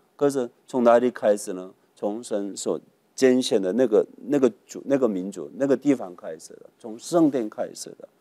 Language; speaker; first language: Chinese; non-native, fluent; Korean